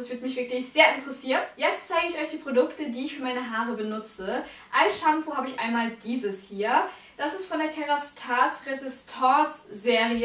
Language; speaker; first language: German; native; German